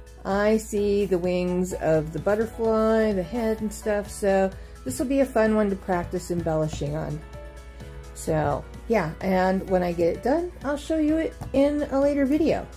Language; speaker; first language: English; native; English